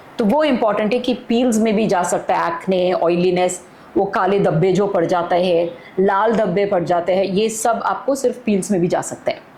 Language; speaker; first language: Hindi; non-native, local second language; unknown